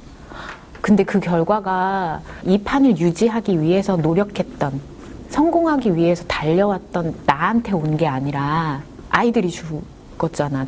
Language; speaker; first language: Korean; native; Korean